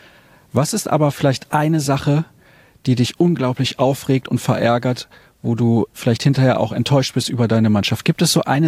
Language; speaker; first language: German; native; German